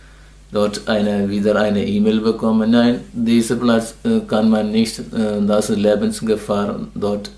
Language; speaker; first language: German; non-native, learner; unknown